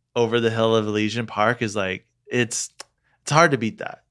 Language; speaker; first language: English; native; English